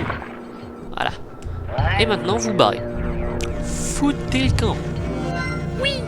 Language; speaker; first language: French; native; French